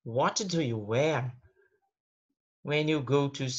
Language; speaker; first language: English; non-native, fluent; Portuguese